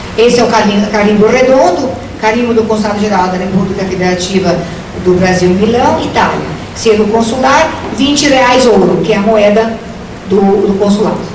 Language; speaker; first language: Portuguese; native; Portuguese